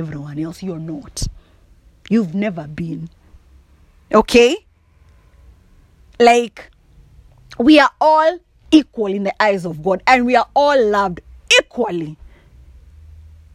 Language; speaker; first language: English; non-native, local second language; Kikuyu